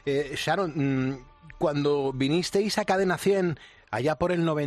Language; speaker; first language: Spanish; native; Spanish